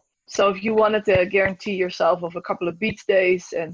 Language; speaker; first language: English; non-native, fluent; Dutch